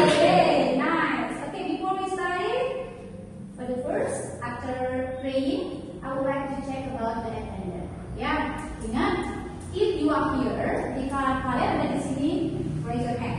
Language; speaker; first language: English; non-native, fluent; Indonesian